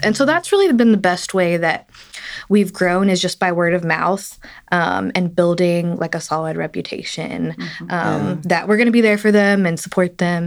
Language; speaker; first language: English; native; English